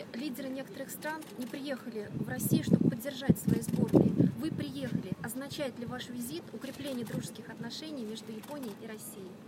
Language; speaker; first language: Russian; native; Russian